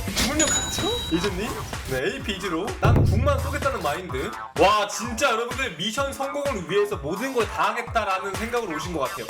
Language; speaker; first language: Korean; native; Korean